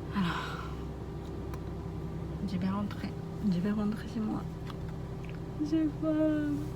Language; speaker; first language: French; non-native, learner; Japanese